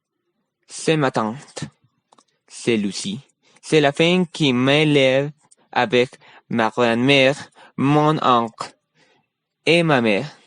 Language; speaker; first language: French; non-native, learner; Spanish